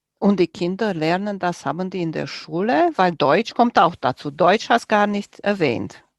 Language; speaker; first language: German; non-native, fluent; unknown